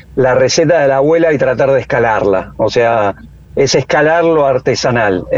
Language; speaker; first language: Spanish; native; Spanish